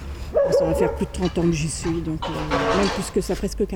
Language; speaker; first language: French; native; French